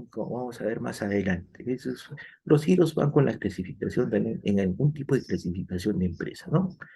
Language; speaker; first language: Spanish; native; Spanish